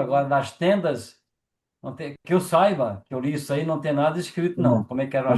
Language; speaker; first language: Portuguese; native; Portuguese